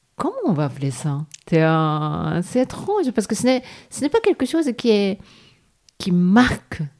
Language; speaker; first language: French; non-native, fluent; Japanese